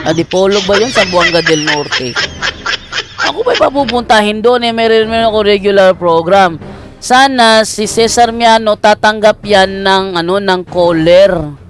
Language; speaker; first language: Filipino; non-native, local second language; Cebuano